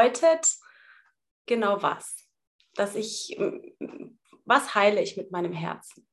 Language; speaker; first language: German; native; German